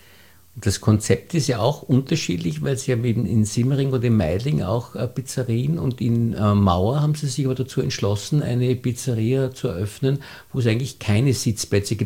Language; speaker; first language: German; native; German